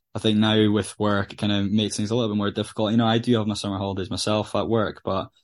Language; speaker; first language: English; native; English